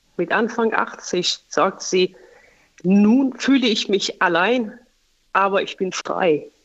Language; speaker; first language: German; non-native, fluent; Persian